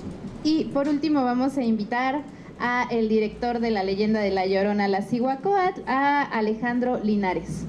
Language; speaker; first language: Spanish; native; Spanish